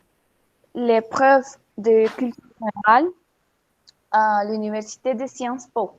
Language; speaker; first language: French; non-native, fluent; Spanish